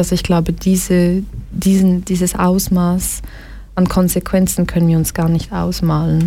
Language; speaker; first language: German; early bilingual, other home language; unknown